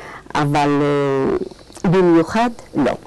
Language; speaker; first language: Hebrew; non-native, fluent; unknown